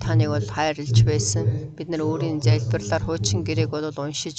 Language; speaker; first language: Mongolian; early bilingual, other home language; Korean